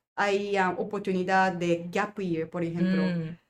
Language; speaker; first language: Spanish; non-native, learner; Japanese